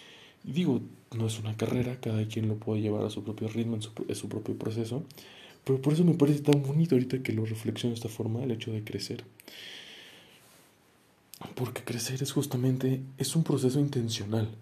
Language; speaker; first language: Spanish; native; Spanish